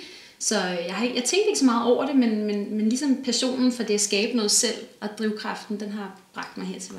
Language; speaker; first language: Danish; native; Danish